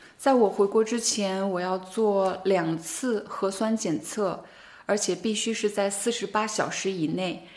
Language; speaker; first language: Chinese; native; Chinese